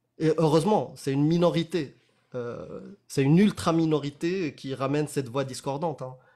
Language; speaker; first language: French; non-native, local second language; Arabic